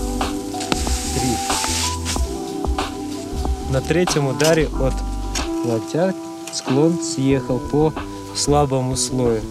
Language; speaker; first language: Russian; native; Russian